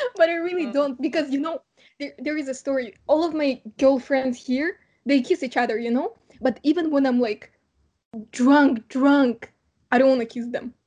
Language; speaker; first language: English; non-native, fluent; Kazakh